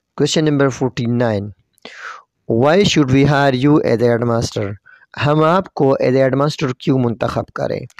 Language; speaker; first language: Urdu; non-native, local second language; Pashto